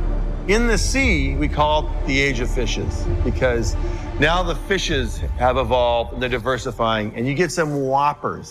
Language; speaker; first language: English; native; English